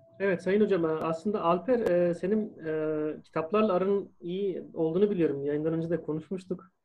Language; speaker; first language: Turkish; native; Turkish